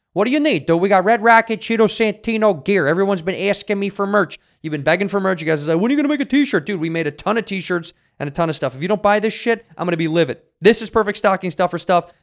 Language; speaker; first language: English; native; English